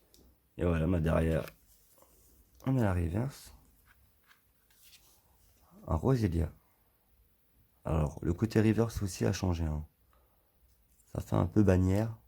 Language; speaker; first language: French; native; French